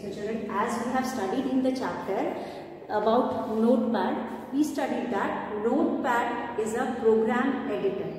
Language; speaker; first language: English; non-native, local second language; Hindi